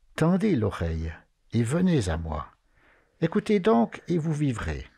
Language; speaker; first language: French; native; French